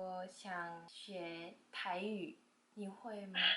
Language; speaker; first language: Chinese; non-native, learner; Korean